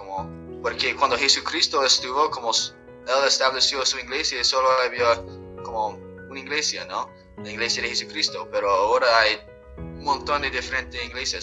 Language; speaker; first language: Spanish; non-native, fluent; English